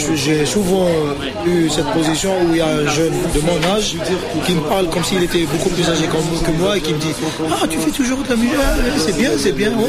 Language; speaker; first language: French; non-native, local second language; Arabic